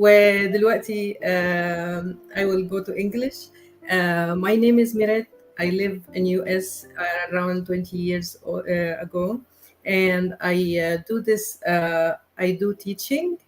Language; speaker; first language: English; non-native, learner; Arabic